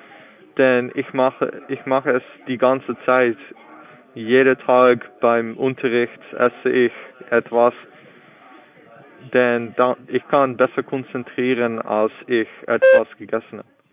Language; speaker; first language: German; non-native, learner; English